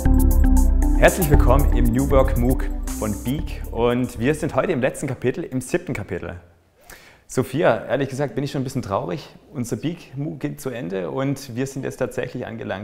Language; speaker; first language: German; native; German